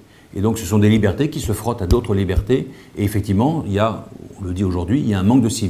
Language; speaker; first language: French; native; French